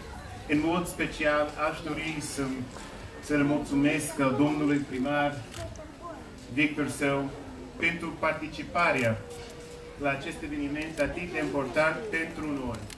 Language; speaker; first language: Romanian; non-native, fluent; English